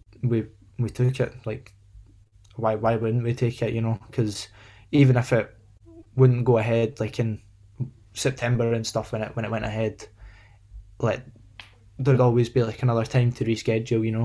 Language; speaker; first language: English; native; English